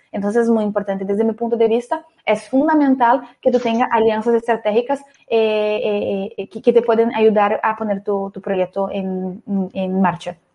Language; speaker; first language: Spanish; non-native, fluent; Portuguese